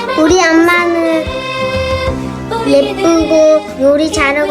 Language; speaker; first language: Korean; early bilingual, heritage; Korean